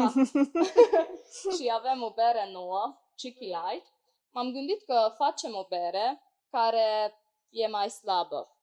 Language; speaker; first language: Romanian; non-native, local second language; Hungarian